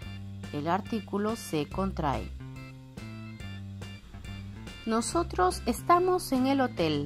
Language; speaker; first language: Spanish; non-native, fluent; French